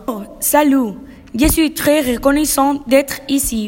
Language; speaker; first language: French; non-native, learner; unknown